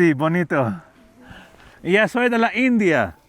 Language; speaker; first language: Spanish; non-native, learner; Hindi